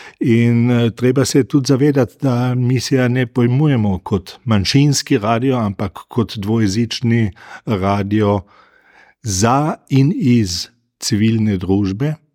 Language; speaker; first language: Slovenian; native; Slovenian